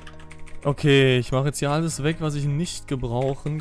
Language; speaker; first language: German; native; German